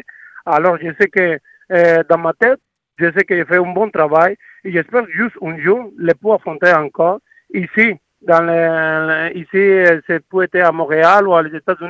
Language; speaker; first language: French; non-native, learner; Spanish